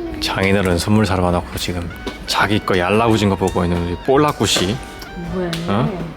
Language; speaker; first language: Korean; native; Korean